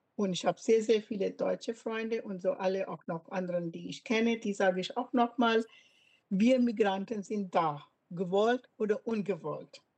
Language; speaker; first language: German; non-native, fluent; Punjabi